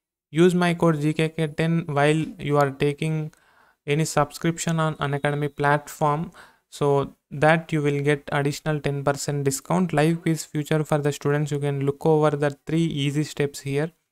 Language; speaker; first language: English; non-native, local second language; Telugu